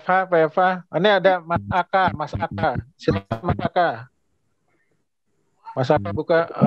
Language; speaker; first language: Indonesian; native; Indonesian